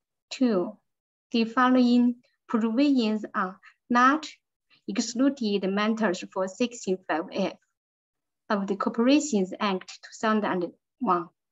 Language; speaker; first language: English; non-native, learner; Chinese